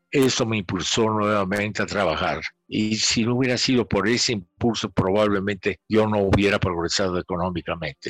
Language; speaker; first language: Spanish; native; Spanish